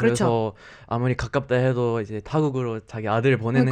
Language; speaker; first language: Korean; non-native, fluent; Japanese